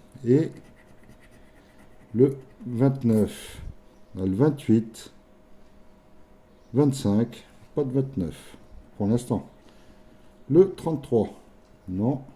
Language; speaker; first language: French; native; French